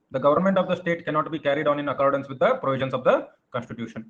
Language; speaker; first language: English; non-native, local second language; Kannada